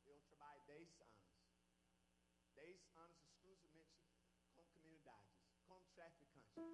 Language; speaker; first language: Portuguese; non-native, learner; English